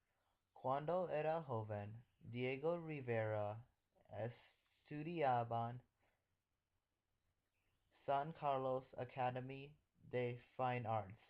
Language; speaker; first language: Spanish; non-native, learner; English